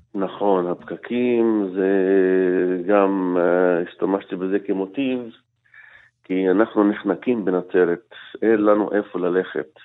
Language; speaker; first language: Hebrew; non-native, local second language; Arabic